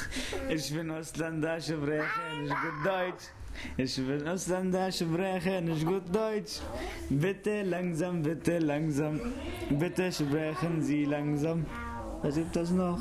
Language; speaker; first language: German; non-native, learner; Arabic